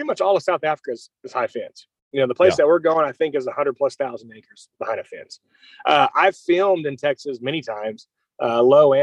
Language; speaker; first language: English; native; English